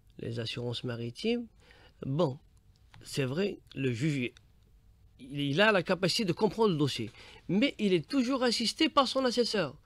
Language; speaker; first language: French; non-native, local second language; Arabic